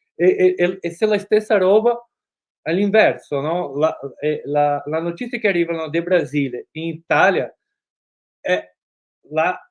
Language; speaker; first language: Italian; non-native, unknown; Portuguese